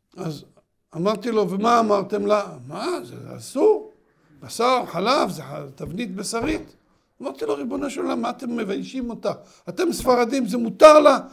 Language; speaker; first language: Hebrew; native; Hebrew